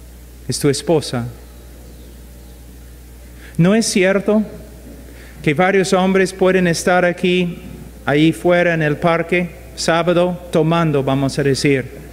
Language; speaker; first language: Spanish; non-native, fluent; English